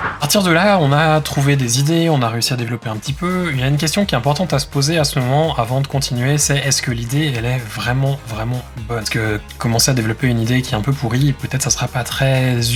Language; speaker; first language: French; native; French